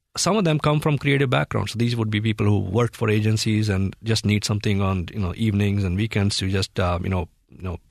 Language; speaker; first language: English; non-native, local second language; Hindi